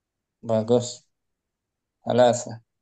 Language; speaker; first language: Indonesian; native; Indonesian